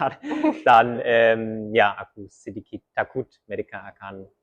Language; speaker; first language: Indonesian; early bilingual, heritage; German